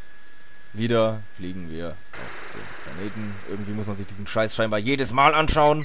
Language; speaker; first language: German; native; German